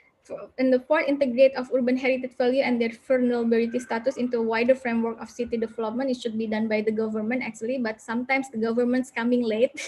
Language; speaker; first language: English; non-native, fluent; Indonesian